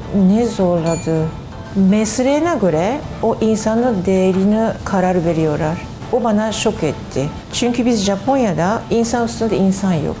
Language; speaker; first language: Turkish; non-native, learner; Japanese